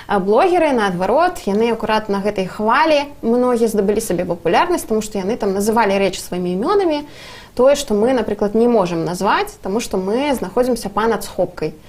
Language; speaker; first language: Belarusian; non-native, local second language; Russian